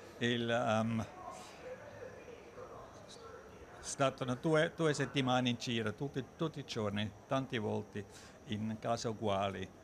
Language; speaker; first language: Italian; non-native, learner; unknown